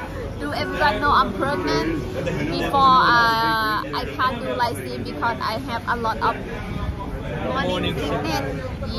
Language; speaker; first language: English; non-native, learner; Thai